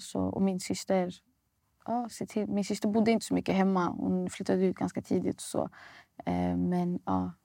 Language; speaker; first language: Swedish; early bilingual, other home language; Somali